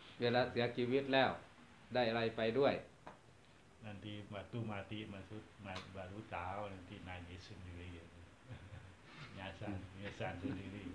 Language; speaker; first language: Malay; non-native, fluent; Thai